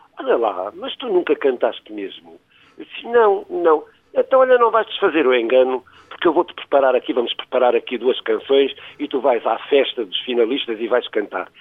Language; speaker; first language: Portuguese; native; Portuguese